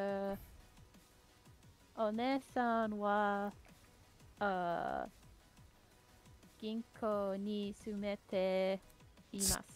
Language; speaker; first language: Japanese; non-native, learner; English